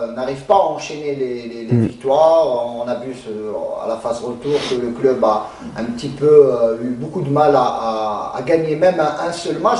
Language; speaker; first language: French; non-native, local second language; Arabic